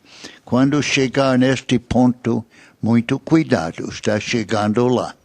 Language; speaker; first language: Portuguese; non-native, fluent; English